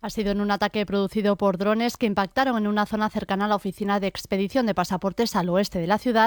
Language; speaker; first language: Spanish; native; Spanish